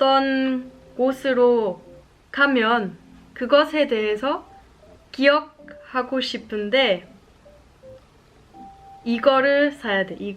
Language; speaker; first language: Korean; non-native, learner; French